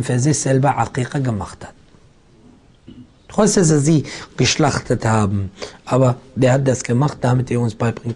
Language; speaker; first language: German; non-native, fluent; Arabic